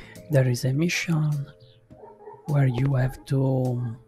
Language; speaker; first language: English; non-native, learner; Italian